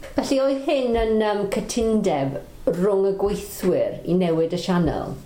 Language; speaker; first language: Welsh; non-native, local second language; English